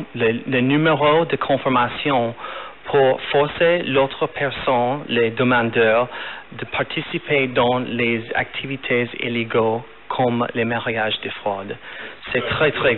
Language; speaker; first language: French; non-native, fluent; English